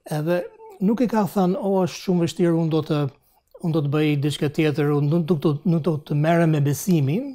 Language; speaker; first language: Albanian; non-native, fluent; English